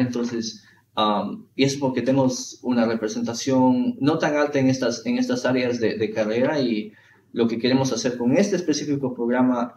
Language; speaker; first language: Spanish; early bilingual, heritage; Spanish